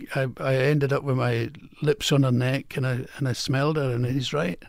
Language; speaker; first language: English; native; English